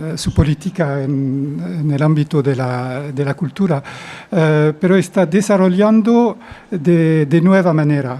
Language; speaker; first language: Spanish; non-native, fluent; French